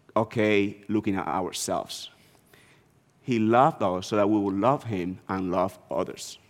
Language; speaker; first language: English; non-native, fluent; Spanish